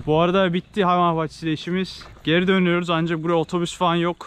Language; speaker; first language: Turkish; native; Turkish